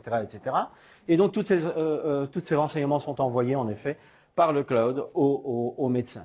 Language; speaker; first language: French; native; French